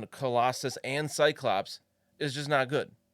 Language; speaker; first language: English; native; English